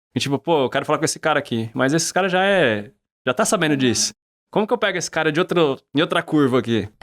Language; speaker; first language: Portuguese; native; Portuguese